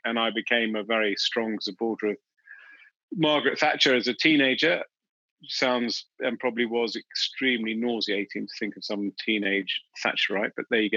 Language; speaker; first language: English; native; English